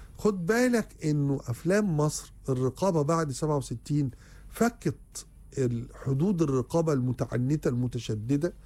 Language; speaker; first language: Egyptian Arabic; native; Egyptian Arabic